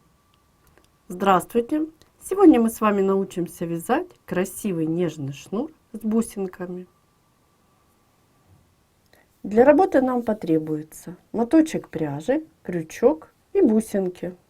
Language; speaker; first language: Russian; native; Russian